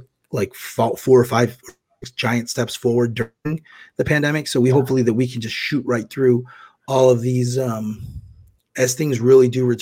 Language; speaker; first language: English; native; English